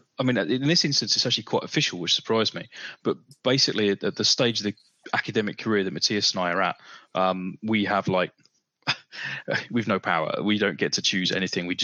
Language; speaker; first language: English; native; English